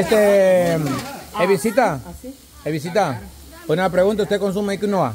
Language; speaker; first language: Spanish; native; Spanish